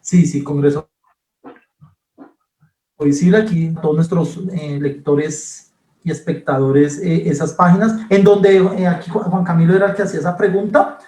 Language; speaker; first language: Spanish; native; Spanish